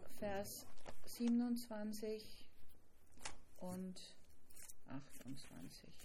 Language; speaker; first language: German; native; German